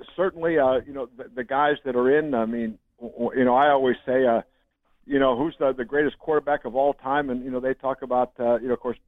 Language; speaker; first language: English; native; English